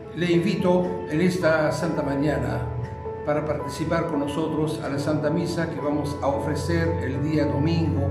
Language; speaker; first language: Spanish; non-native, fluent; Arabic